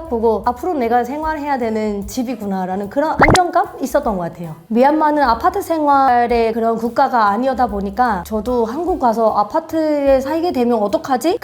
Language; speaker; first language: Korean; non-native, fluent; Burmese